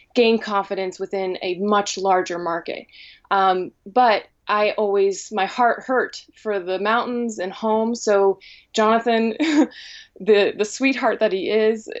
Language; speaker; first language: English; native; English